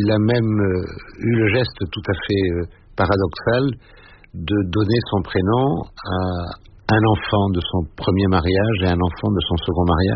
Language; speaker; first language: French; native; French